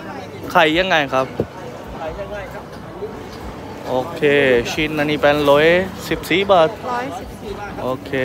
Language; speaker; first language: Thai; non-native, fluent; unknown